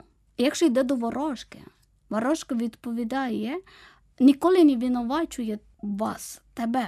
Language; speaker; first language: Ukrainian; non-native, fluent; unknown